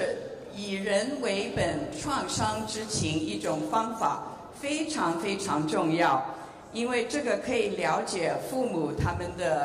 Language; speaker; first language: Chinese; early bilingual, heritage; English